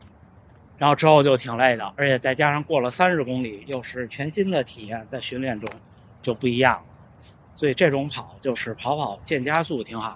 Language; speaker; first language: Chinese; native; Chinese